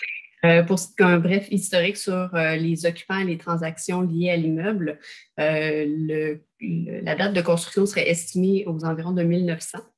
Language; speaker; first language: French; native; French